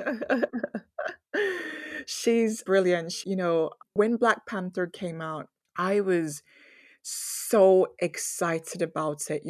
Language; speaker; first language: English; non-native, local second language; Yoruba